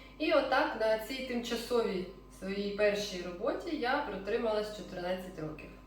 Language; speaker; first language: Ukrainian; non-native, local second language; Russian